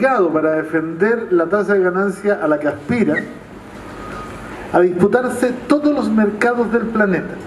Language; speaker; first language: Spanish; native; Spanish